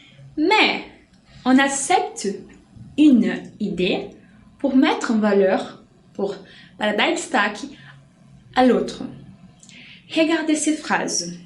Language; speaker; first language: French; non-native, fluent; Portuguese